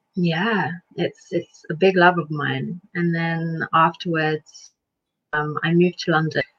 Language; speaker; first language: English; early bilingual, other home language; Lithuanian